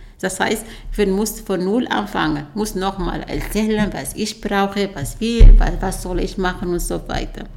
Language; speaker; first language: German; non-native, learner; Arabic